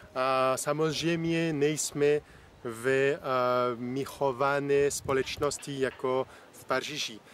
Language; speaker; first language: Czech; non-native, fluent; French